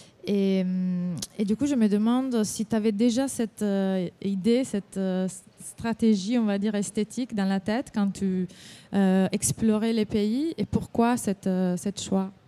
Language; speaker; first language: French; non-native, fluent; Italian